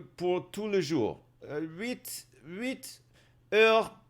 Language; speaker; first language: French; non-native, learner; English